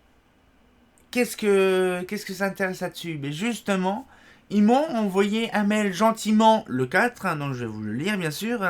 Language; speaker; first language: French; native; French